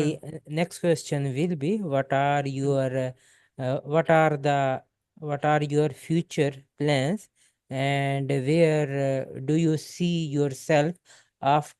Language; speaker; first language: English; non-native, local second language; Urdu